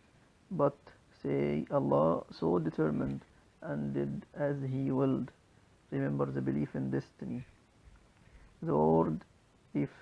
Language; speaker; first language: English; non-native, local second language; Arabic